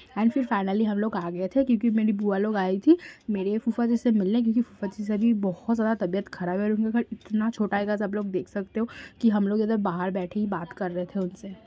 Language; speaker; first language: Hindi; non-native, local second language; Bangla